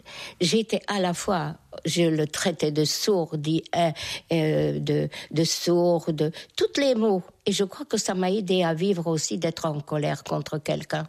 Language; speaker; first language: French; non-native, fluent; Hungarian